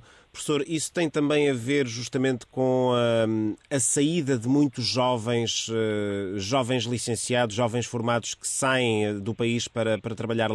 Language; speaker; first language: Portuguese; native; Portuguese